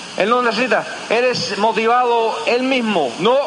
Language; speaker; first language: Spanish; early bilingual, heritage; Spanish